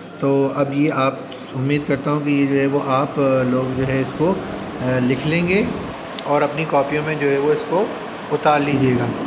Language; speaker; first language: Urdu; native; Urdu